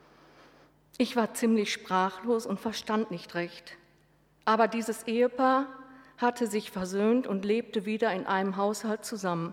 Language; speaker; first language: German; native; German